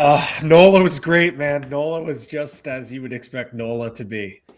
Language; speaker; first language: English; native; English